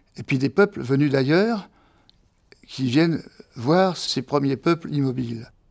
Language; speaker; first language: French; non-native, fluent; Italian